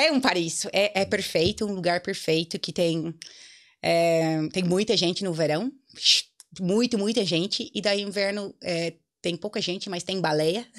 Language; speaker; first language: Portuguese; non-native, fluent; English